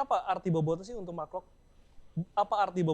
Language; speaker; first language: Indonesian; native; Indonesian